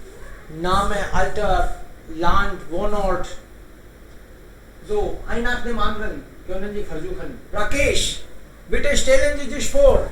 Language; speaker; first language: German; non-native, fluent; Hindi